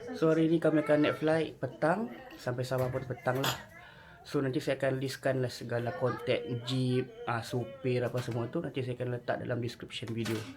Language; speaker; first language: Malay; native; Malay